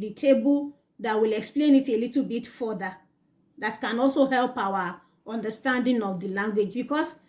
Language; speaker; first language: English; non-native, local second language; Yoruba